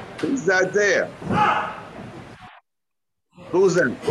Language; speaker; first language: English; native; English